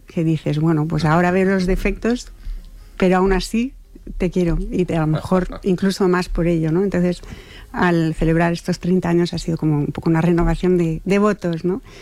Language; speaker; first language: Spanish; non-native, fluent; French